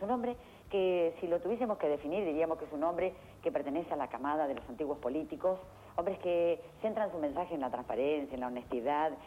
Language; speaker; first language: Spanish; native; Spanish